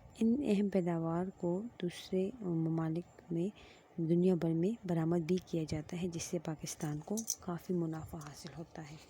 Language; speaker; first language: Urdu; non-native, local second language; Pashto